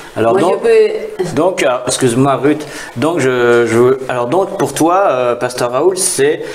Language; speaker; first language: French; native; French